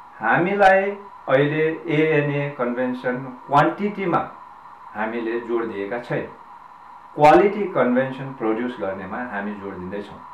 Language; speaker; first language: Nepali; non-native, local second language; Sherpa